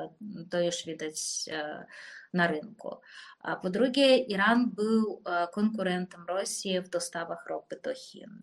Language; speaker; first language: Polish; non-native, fluent; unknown